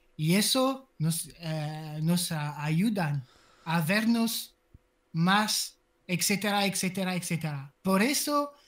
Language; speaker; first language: Spanish; non-native, learner; French